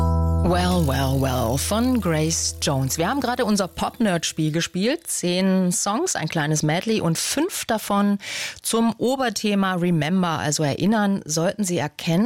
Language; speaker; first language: German; native; German